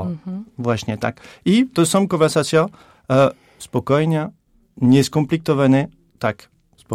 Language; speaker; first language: Polish; non-native, learner; French